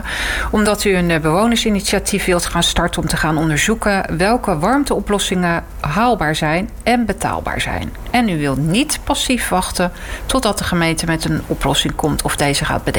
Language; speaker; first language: Dutch; native; Dutch